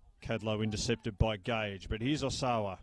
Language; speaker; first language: English; native; English